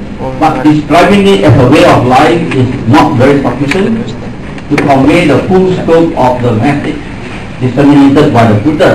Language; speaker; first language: English; non-native, local second language; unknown